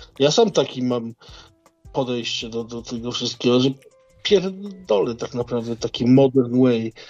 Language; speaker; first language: Polish; native; Polish